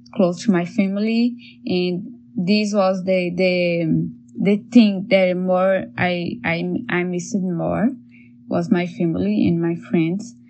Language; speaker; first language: English; non-native, learner; Portuguese